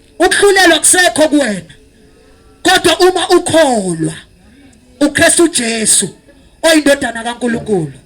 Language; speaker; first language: Zulu; native; Zulu